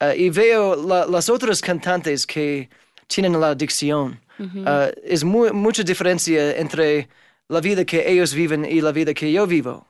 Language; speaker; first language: Spanish; non-native, fluent; English